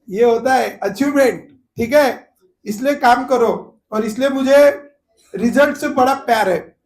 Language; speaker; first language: Hindi; non-native, local second language; Marathi